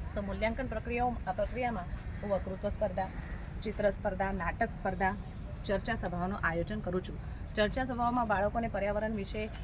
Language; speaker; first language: Gujarati; non-native, local second language; Marathi